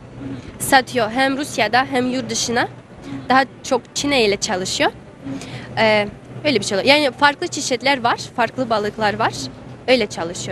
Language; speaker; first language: Turkish; non-native, fluent; Russian